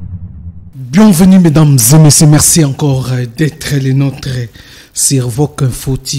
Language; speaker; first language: French; non-native, local second language; Lingala